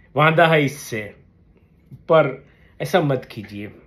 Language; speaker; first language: Hindi; non-native, local second language; Gujarati